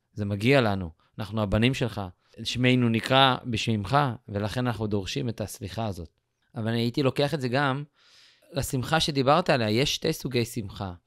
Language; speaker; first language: Hebrew; native; Hebrew